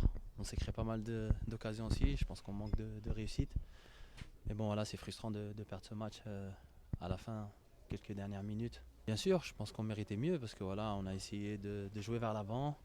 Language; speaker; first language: French; native; French